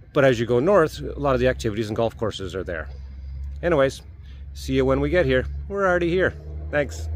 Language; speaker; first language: English; native; English